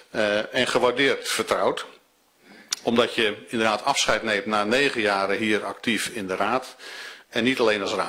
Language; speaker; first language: Dutch; native; Dutch